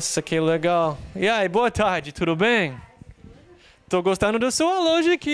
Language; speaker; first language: Portuguese; non-native, fluent; English